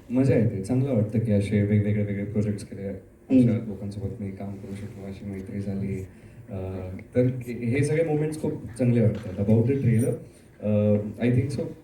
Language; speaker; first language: Marathi; native; Marathi